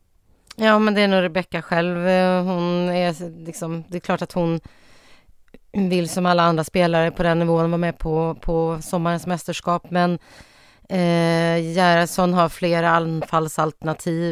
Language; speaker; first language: Swedish; native; Swedish